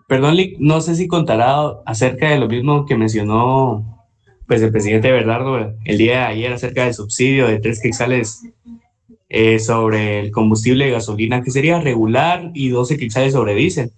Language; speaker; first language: Spanish; native; Spanish